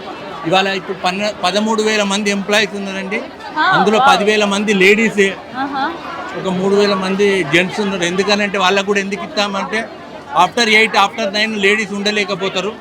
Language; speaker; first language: Telugu; native; Telugu